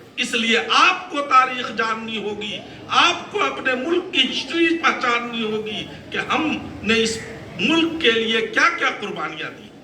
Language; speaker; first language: Urdu; native; Urdu